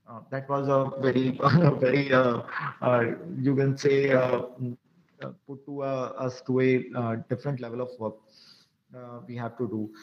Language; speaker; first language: English; non-native, local second language; Punjabi